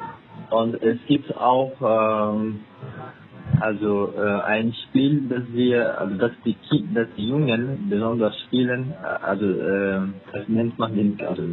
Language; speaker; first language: German; non-native, fluent; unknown